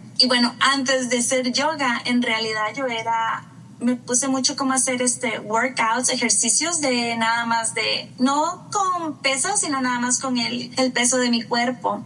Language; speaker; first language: Spanish; native; Spanish